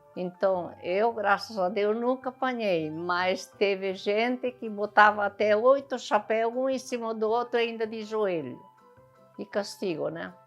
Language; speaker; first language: Portuguese; non-native, local second language; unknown